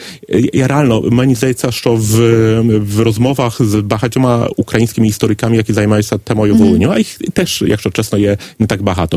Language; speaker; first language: Polish; non-native, learner; Ukrainian